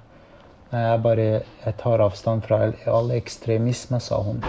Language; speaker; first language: Norwegian; non-native, fluent; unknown